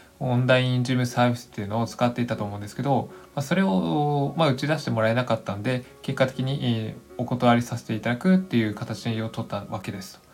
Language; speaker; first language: Japanese; native; Japanese